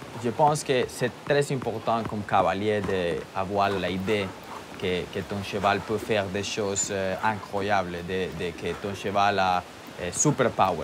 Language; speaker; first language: French; non-native, fluent; Spanish